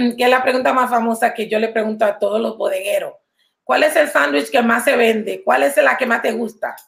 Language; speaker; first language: Spanish; native; Spanish